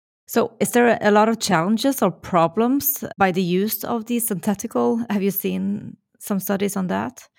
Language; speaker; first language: English; non-native, fluent; Norwegian